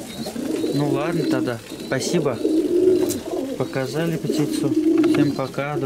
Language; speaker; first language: Russian; native; Russian